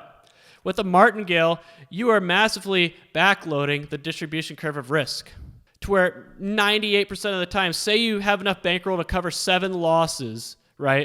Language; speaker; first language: English; native; English